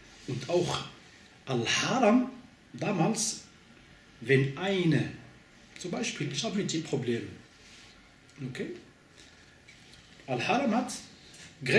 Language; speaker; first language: German; non-native, fluent; Arabic